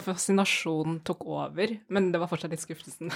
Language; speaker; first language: Norwegian; non-native, fluent; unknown